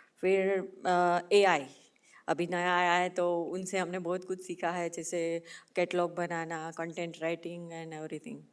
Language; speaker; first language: Hindi; non-native, local second language; Gujarati